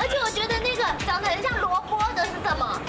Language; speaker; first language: Chinese; native; Chinese